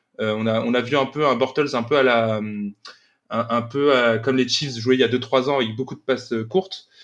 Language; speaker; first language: French; native; French